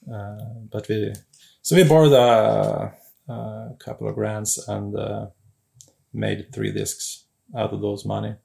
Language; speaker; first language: English; non-native, fluent; Swedish